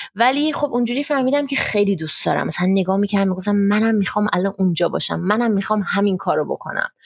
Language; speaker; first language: Persian; early bilingual, heritage; Persian